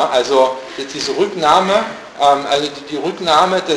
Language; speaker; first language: German; native; German